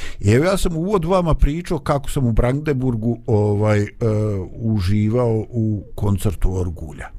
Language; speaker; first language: Bosnian; native; Bosnian